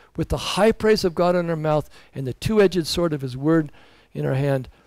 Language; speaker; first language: English; native; English